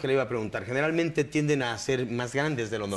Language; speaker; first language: Spanish; native; Spanish